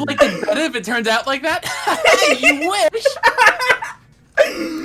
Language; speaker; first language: English; native; English